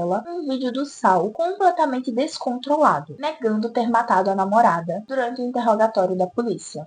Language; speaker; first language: Portuguese; native; Portuguese